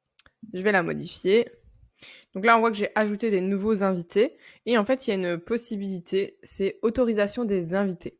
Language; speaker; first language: French; native; French